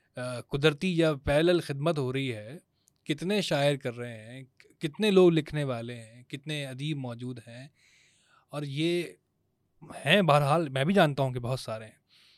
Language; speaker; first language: Urdu; native; Urdu